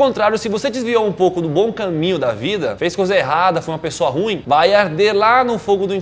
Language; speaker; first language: Portuguese; native; Portuguese